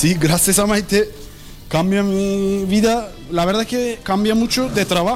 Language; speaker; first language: Spanish; non-native, learner; Turkish